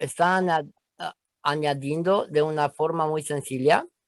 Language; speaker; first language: Spanish; non-native, learner; Romanian